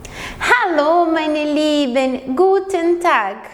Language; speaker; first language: German; non-native, fluent; Portuguese